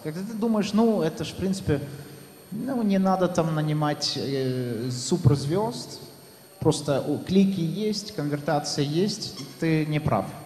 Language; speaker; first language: Russian; non-native, fluent; Dutch